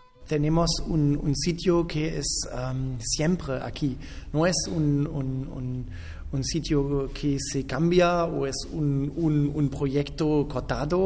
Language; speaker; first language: Spanish; non-native, fluent; German